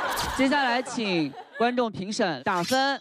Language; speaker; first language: Chinese; native; Chinese